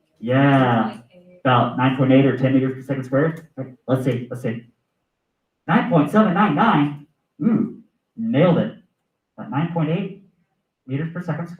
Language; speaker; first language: English; native; English